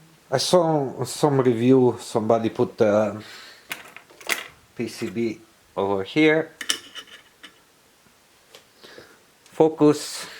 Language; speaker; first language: English; non-native, learner; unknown